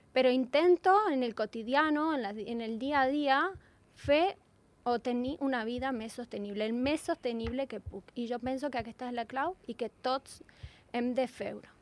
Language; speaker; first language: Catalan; non-native, learner; Spanish